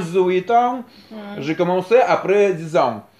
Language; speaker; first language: French; non-native, learner; Russian